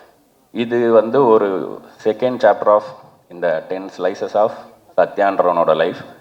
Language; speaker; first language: Tamil; native; Tamil